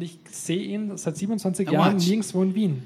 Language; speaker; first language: German; native; German